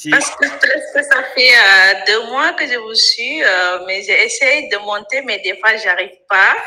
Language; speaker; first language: French; non-native, local second language; Wolof